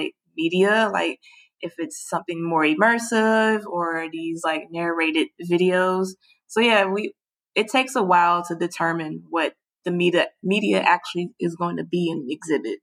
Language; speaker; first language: English; native; English